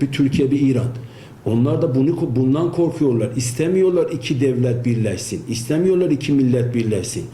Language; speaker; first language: Turkish; non-native, fluent; Azerbaijani